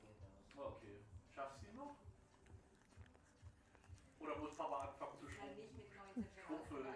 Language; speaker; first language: German; native; German